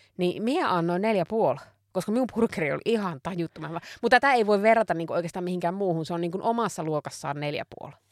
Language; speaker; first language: Finnish; native; Finnish